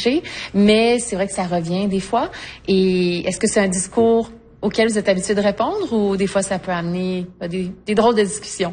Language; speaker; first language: French; native; French